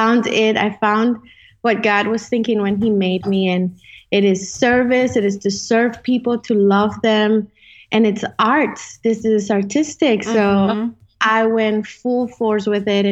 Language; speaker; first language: English; non-native, fluent; Spanish